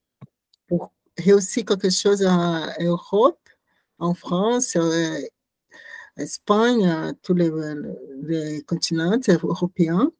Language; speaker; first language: French; non-native, learner; Portuguese